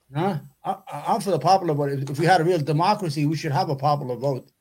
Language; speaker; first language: English; native; English